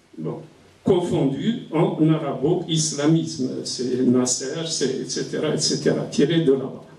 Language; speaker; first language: French; non-native, local second language; Kabyle